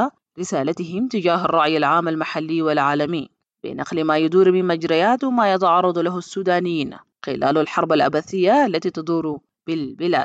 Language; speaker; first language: Arabic; native; Arabic